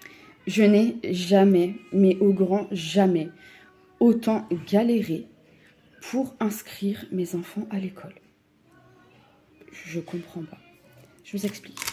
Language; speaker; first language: French; native; French